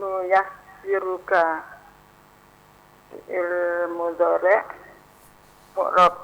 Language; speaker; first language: Arabic; non-native, learner; Indonesian